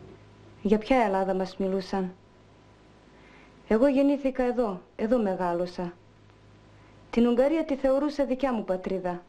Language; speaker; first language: Greek; early bilingual, heritage; Greek